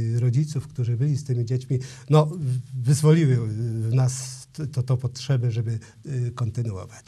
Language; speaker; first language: Polish; native; Polish